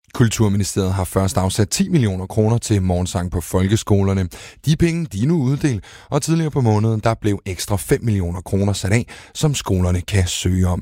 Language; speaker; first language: Danish; native; Danish